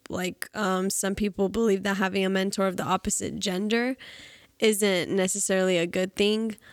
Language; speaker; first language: English; native; English